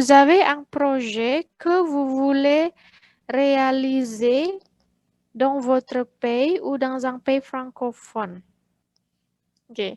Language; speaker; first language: French; non-native, fluent; Indonesian